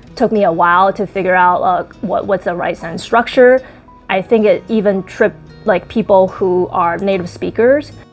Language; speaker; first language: English; early bilingual, other home language; Chinese